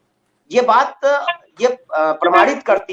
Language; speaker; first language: Hindi; native; Hindi